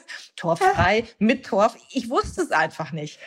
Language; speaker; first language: German; native; German